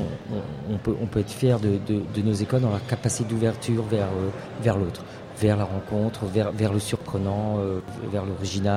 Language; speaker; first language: French; native; French